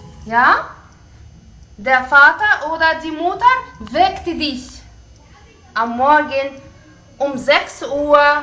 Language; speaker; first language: German; non-native, fluent; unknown